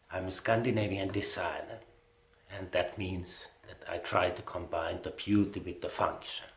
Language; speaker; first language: English; non-native, fluent; Finnish